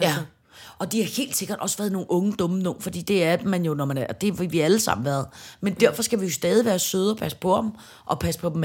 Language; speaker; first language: Danish; native; Danish